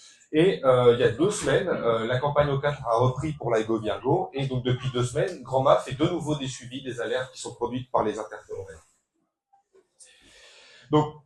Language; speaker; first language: French; native; French